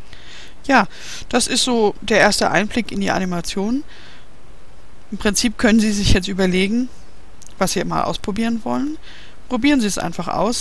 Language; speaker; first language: German; native; German